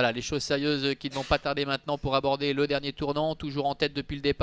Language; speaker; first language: French; native; French